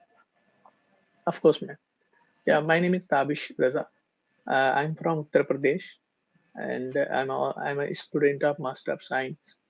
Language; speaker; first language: English; non-native, learner; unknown